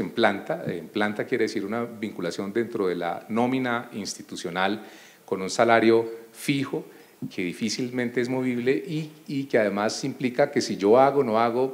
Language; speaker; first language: Spanish; native; Spanish